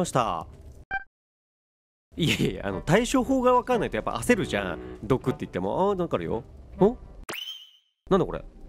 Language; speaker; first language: Japanese; native; Japanese